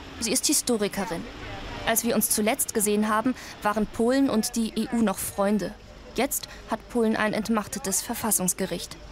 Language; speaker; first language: German; early bilingual, other home language; Polish